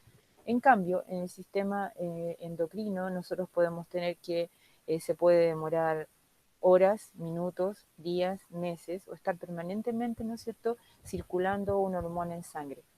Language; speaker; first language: Spanish; native; Spanish